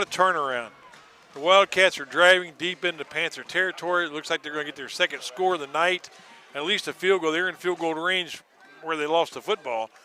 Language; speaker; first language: English; native; English